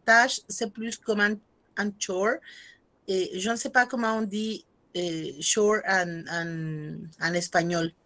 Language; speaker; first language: French; non-native, fluent; Spanish